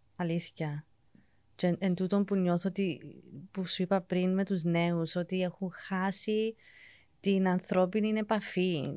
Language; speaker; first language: Greek; early bilingual, heritage; English